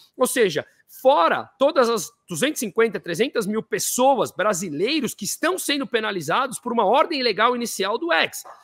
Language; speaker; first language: Portuguese; native; Portuguese